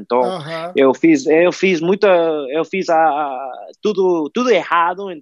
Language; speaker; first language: Portuguese; non-native, fluent; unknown